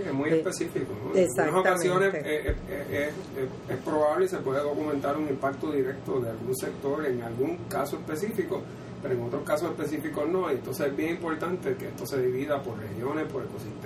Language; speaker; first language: Spanish; native; Spanish